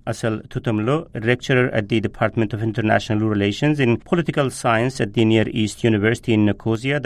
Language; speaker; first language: English; non-native, fluent; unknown